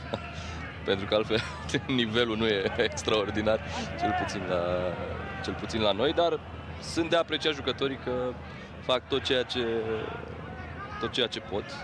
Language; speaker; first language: Romanian; native; Romanian